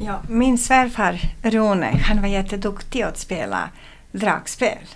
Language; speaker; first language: Swedish; non-native, fluent; Serbian